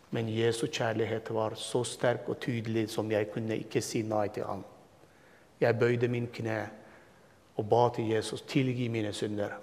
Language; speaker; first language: Norwegian; non-native, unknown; Turkmen